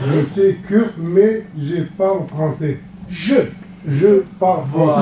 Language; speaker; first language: French; non-native, learner; Kurdish